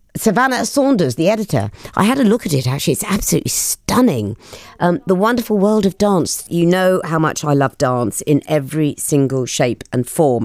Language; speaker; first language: English; native; English